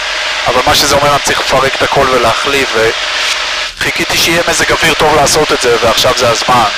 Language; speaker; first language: Hebrew; native; Hebrew